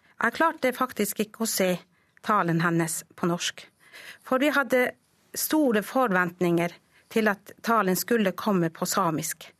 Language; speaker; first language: Norwegian; non-native, local second language; Northern Sami